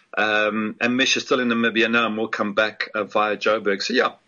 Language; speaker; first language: English; native; English